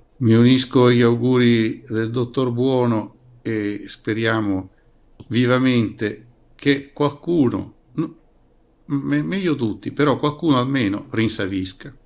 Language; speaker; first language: Italian; native; Italian